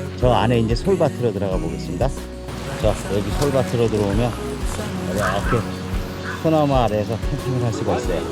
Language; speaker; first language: Korean; native; Korean